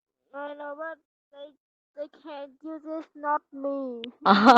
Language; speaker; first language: English; non-native, learner; Vietnamese